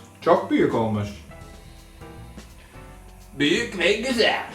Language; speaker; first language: Turkish; non-native, learner; English